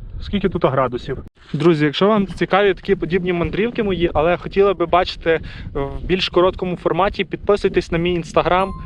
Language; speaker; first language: Ukrainian; non-native, local second language; Russian